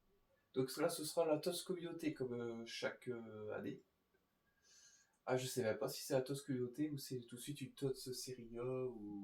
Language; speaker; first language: French; native; French